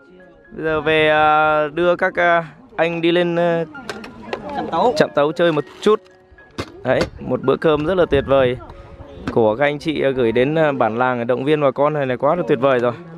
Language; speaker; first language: Vietnamese; native; Vietnamese